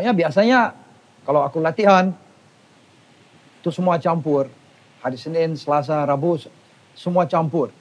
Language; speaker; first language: Indonesian; non-native, fluent; English